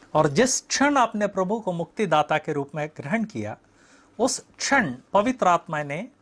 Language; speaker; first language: Hindi; native; Hindi